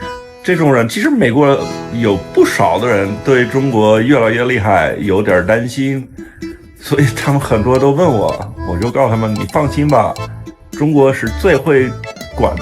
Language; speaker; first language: Chinese; non-native, fluent; English